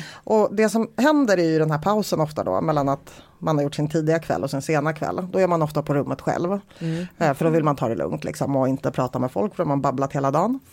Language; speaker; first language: Swedish; early bilingual, other home language; Polish